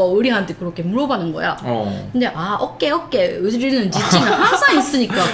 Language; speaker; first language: Korean; non-native, learner; Japanese